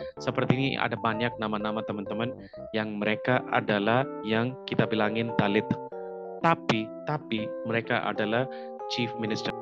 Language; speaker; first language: Indonesian; non-native, fluent; Hindi